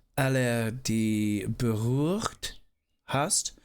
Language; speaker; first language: German; non-native, learner; English